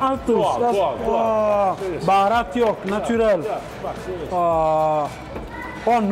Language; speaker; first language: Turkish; non-native, learner; Italian